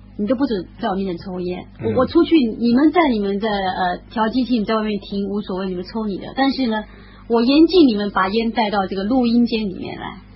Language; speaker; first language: Chinese; native; Chinese